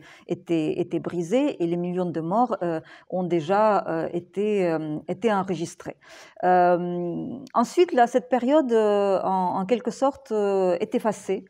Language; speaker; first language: French; non-native, fluent; Ukrainian